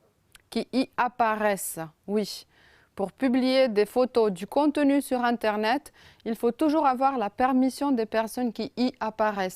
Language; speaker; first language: French; non-native, fluent; Romanian